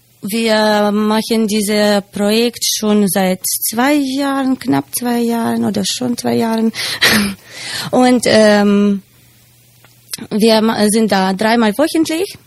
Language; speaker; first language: German; non-native, fluent; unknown